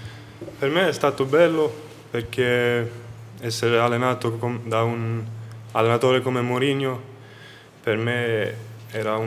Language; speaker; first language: Italian; non-native, fluent; Swedish